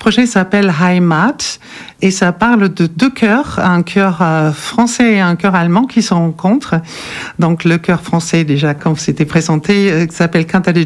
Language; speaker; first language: French; non-native, fluent; German